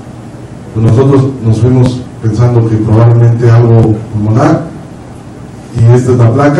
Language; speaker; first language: Spanish; native; Spanish